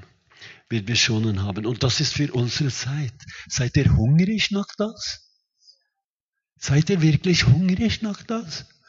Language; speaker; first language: German; non-native, fluent; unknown